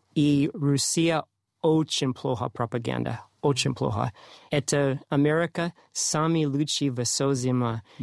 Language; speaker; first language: Russian; non-native, learner; English